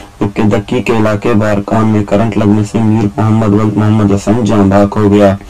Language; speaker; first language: Urdu; non-native, local second language; Baluchi